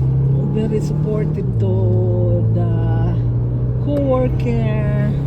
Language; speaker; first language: English; non-native, local second language; Waray